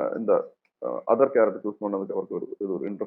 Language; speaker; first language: Tamil; non-native, learner; Malayalam